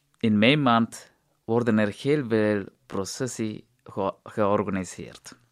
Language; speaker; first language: Dutch; non-native, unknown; Tamil